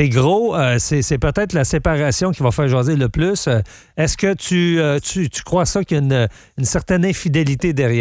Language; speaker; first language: French; native; French